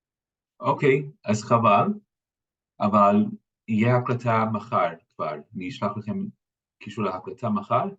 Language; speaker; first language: Hebrew; non-native, fluent; English